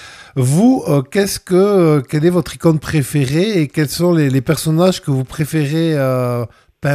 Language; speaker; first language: French; native; French